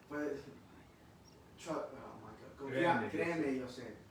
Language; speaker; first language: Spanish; early bilingual, heritage; Spanish